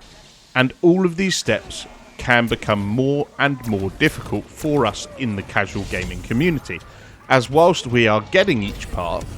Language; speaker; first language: English; native; English